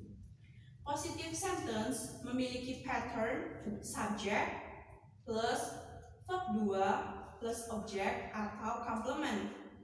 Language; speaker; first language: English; non-native, learner; Indonesian